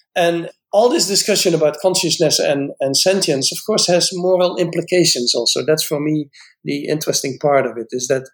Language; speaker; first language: English; non-native, fluent; Dutch